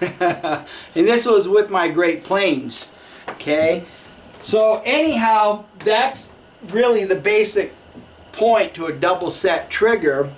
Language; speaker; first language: English; native; English